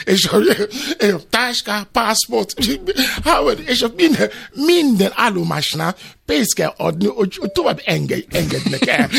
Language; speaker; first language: Hungarian; non-native, fluent; Yoruba